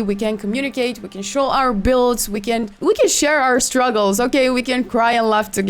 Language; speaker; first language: English; non-native, fluent; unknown